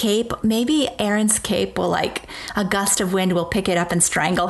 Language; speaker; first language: English; native; English